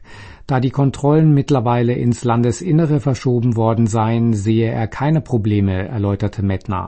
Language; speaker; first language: German; native; German